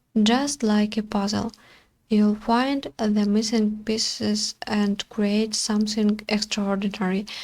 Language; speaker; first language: English; non-native, learner; Ukrainian